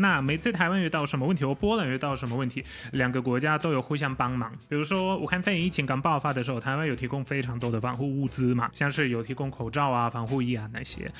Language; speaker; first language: Chinese; non-native, fluent; Polish